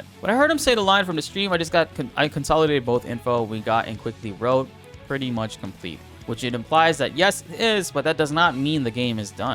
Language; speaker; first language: English; native; English